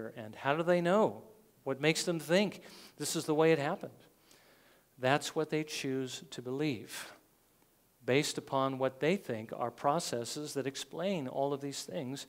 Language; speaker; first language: English; native; English